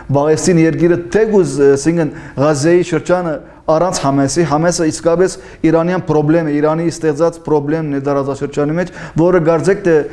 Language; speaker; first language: Armenian; early bilingual, heritage; Armenian